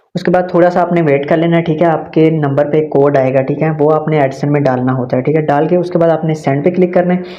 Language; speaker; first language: Urdu; non-native, local second language; Punjabi